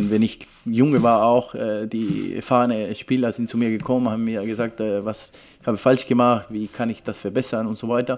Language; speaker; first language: German; non-native, fluent; Spanish